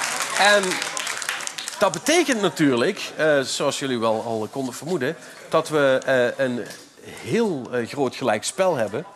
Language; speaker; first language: Dutch; native; Dutch